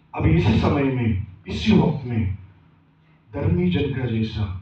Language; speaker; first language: Hindi; non-native, local second language; Telugu